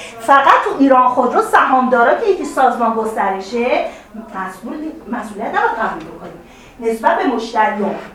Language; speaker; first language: Persian; native; Persian